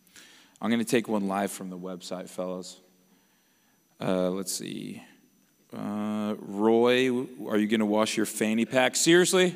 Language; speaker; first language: English; native; English